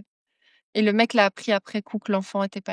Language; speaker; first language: French; native; French